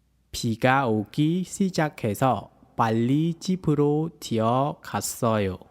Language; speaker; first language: Korean; non-native, fluent; Khmer